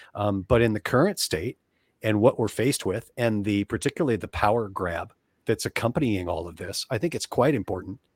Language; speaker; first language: English; native; English